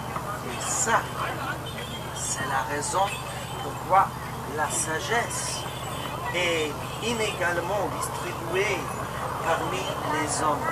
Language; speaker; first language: French; non-native, local second language; Luxembourgish